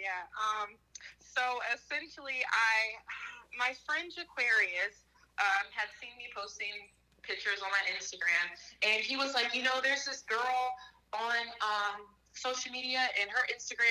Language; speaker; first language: English; native; English